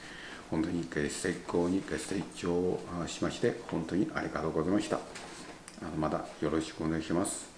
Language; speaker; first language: Japanese; non-native, learner; Chinese